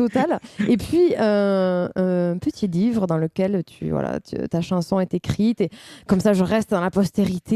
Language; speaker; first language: French; native; French